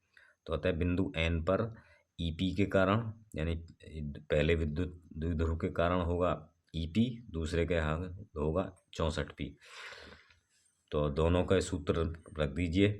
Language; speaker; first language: Hindi; native; Hindi